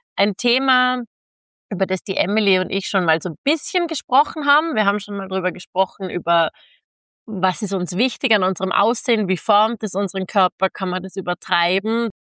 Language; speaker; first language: German; native; German